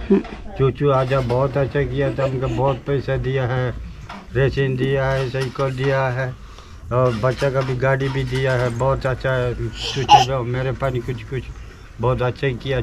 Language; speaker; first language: Hindi; non-native, local second language; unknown